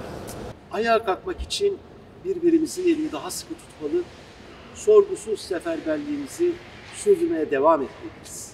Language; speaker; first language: Turkish; native; Turkish